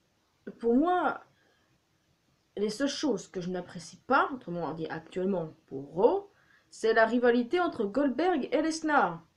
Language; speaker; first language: French; native; French